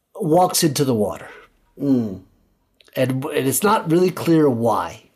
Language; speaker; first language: English; early bilingual, other home language; Spanish